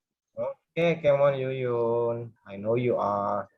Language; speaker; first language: English; non-native, learner; Indonesian